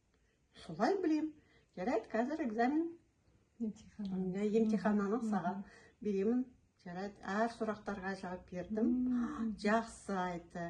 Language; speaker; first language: Kazakh; non-native, local second language; Russian